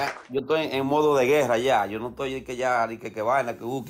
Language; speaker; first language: Spanish; early bilingual, heritage; Spanish